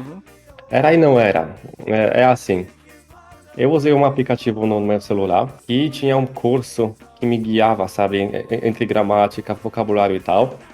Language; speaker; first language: Portuguese; non-native, fluent; Polish